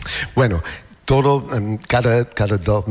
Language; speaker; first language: Spanish; non-native, learner; English